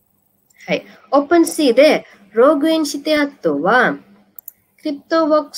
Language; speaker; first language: Japanese; non-native, learner; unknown